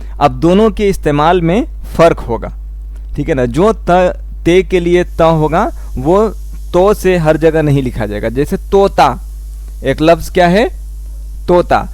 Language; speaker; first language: Hindi; native; Hindi